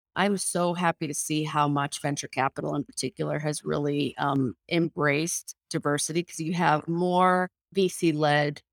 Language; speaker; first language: English; early bilingual, other home language; Spanish